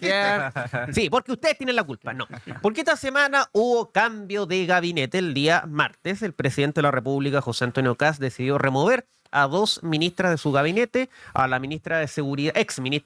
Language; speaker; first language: Spanish; native; Spanish